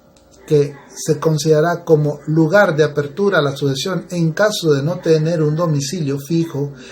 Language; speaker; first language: Spanish; native; Spanish